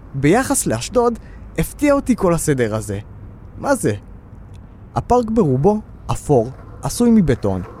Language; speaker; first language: Hebrew; native; Hebrew